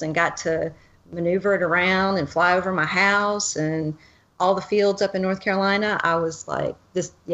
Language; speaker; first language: English; native; English